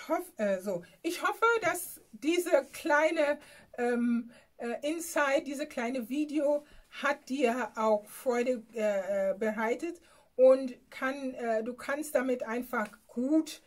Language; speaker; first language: German; non-native, fluent; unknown